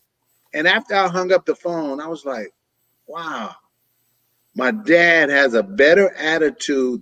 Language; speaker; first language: English; native; English